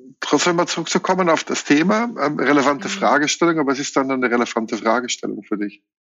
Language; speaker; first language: German; non-native, fluent; Dutch